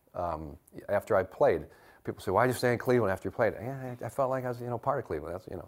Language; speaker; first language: English; native; English